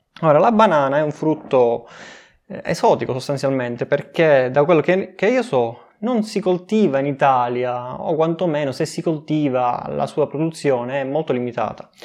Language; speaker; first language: Italian; native; Italian